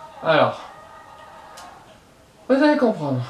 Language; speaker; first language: French; native; French